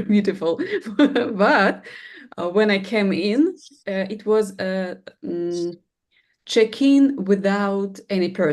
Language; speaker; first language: English; non-native, learner; Russian